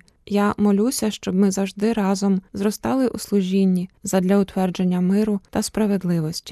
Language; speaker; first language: Ukrainian; native; Ukrainian